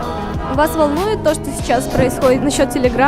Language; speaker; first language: Russian; native; Russian